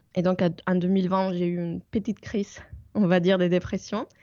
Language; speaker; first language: French; non-native, fluent; Spanish